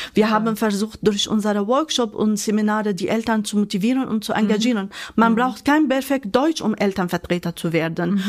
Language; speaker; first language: German; non-native, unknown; Arabic